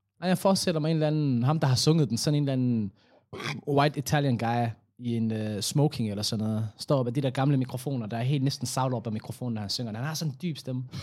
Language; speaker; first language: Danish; early bilingual, other home language; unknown